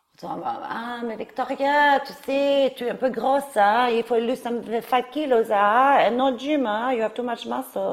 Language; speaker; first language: Swedish; native; Swedish